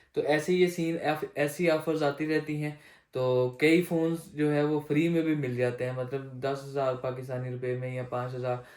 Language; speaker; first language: Urdu; non-native, local second language; Punjabi